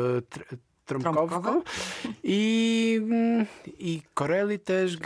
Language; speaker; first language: Polish; non-native, learner; Portuguese